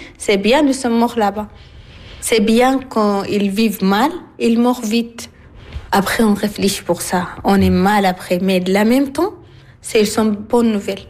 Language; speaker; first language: French; non-native, learner; Arabic